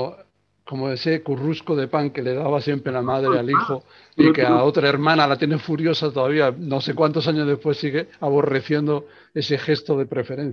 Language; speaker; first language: Spanish; native; Spanish